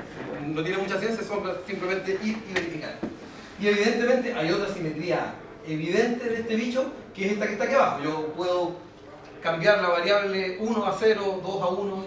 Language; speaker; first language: Spanish; native; Spanish